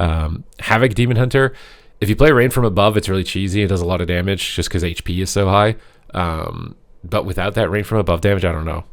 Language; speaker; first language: English; native; English